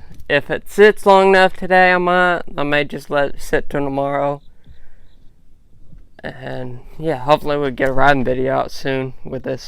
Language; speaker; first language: English; native; English